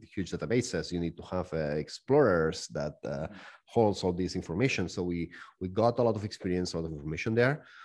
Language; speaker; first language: English; non-native, fluent; Spanish